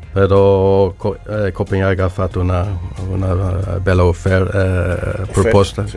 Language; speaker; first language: Italian; non-native, learner; Swedish